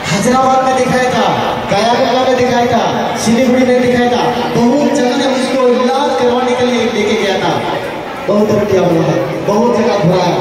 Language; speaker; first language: Hindi; non-native, local second language; Santali